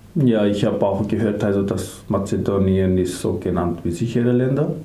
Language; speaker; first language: German; non-native, learner; Macedonian